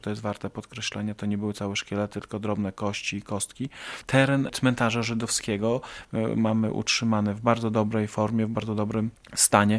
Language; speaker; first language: Polish; native; Polish